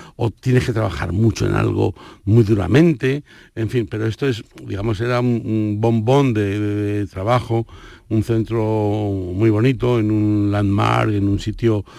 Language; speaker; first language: Spanish; native; Spanish